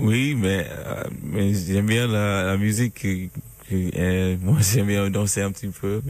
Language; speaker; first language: French; non-native, learner; English